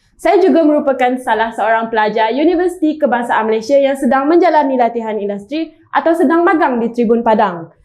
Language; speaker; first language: Malay; native; Malay